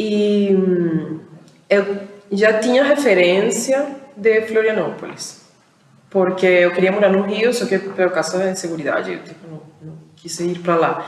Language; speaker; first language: Portuguese; non-native, fluent; Spanish